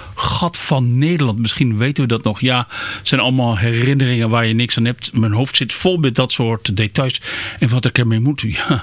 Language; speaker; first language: Dutch; native; Dutch